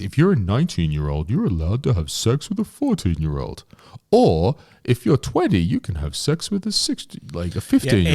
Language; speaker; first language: English; native; English